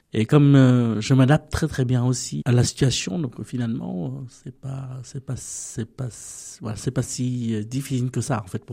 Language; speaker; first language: French; non-native, fluent; Vietnamese